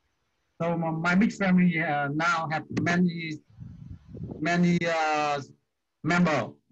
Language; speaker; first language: English; non-native, learner; Vietnamese